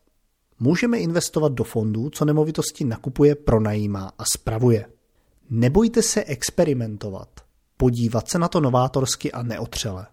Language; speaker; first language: Czech; native; Czech